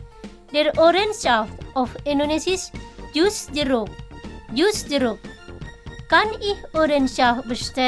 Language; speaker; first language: German; non-native, fluent; Indonesian